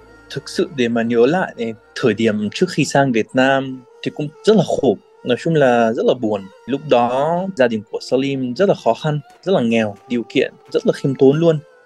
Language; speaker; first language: Vietnamese; non-native, fluent; Arabic